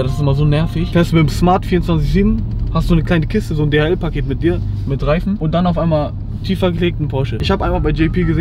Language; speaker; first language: German; native; German